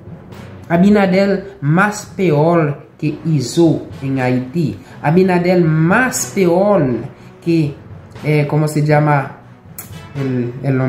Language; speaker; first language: Spanish; non-native, local second language; Haitian Creole